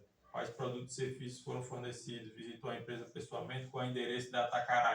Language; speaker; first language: Portuguese; native; Portuguese